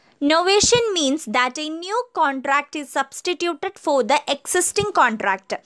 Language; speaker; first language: English; non-native, local second language; Malayalam